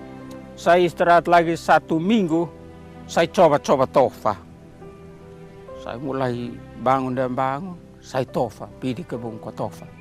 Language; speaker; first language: Indonesian; non-native, local second language; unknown